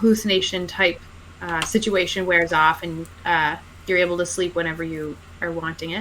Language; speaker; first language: English; native; English